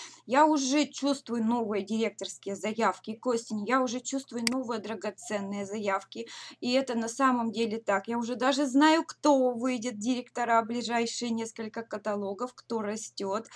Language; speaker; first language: Russian; native; Russian